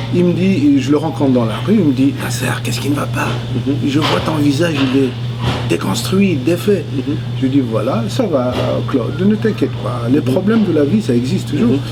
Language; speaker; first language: French; non-native, local second language; Arabic